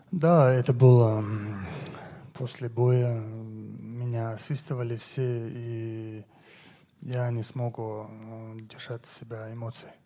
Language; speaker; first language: Russian; non-native, local second language; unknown